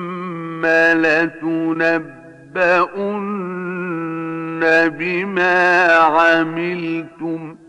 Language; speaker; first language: Arabic; native; Arabic